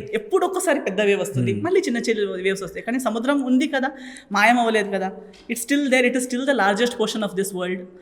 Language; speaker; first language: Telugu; non-native, fluent; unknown